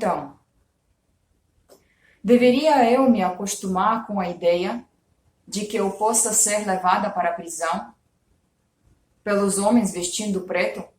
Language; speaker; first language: Portuguese; non-native, fluent; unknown